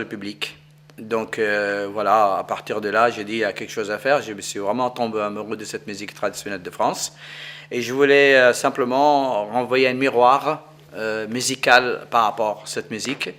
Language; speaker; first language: French; non-native, fluent; Arabic